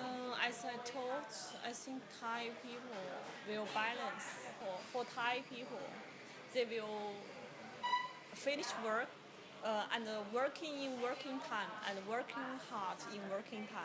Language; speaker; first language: English; non-native, learner; Chinese